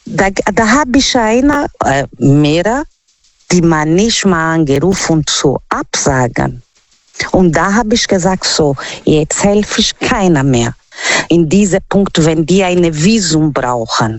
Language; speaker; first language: German; non-native, learner; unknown